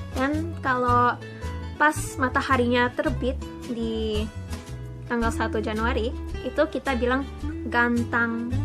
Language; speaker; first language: Indonesian; early bilingual, heritage; Indonesian